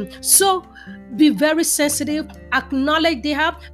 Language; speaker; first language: English; non-native, local second language; Yoruba